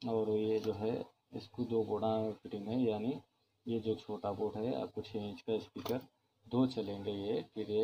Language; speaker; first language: Hindi; non-native, local second language; Urdu